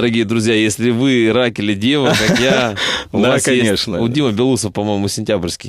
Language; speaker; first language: Russian; native; Russian